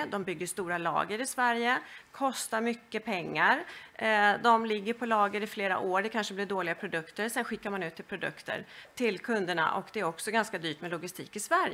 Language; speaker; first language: Swedish; native; Swedish